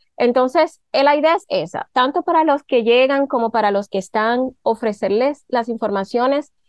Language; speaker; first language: Spanish; native; Spanish